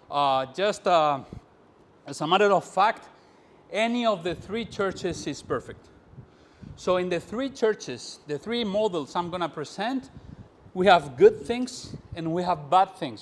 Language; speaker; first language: English; non-native, fluent; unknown